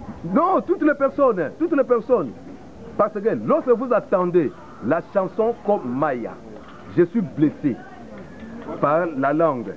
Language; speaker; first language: French; non-native, local second language; Lingala